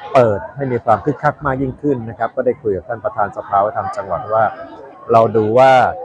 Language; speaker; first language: Thai; native; Thai